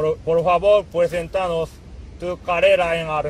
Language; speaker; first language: Spanish; non-native, fluent; Japanese